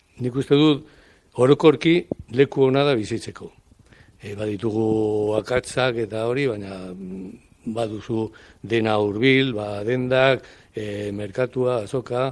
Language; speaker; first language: Basque; non-native, local second language; Spanish